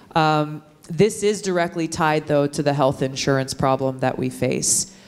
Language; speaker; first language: English; native; English